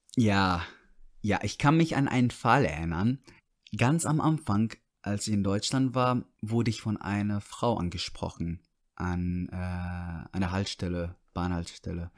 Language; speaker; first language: German; non-native, fluent; Arabic